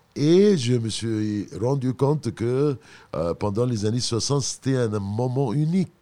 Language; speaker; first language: French; non-native, fluent; Arabic